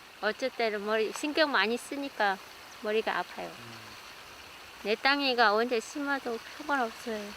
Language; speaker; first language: Korean; non-native, learner; Vietnamese